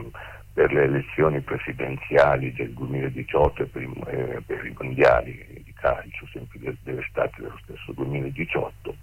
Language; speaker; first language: Italian; native; Italian